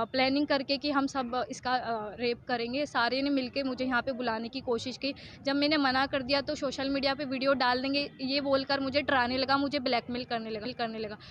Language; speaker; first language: Hindi; native; Hindi